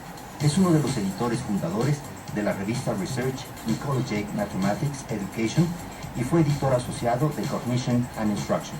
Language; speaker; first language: Spanish; native; Spanish